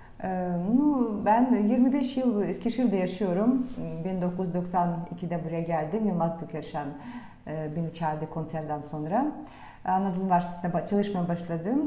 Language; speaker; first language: Turkish; non-native, fluent; Russian